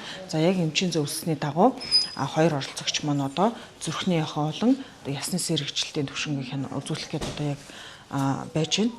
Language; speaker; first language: Mongolian; native; Mongolian